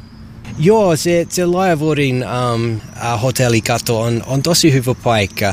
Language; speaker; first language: Finnish; non-native, learner; English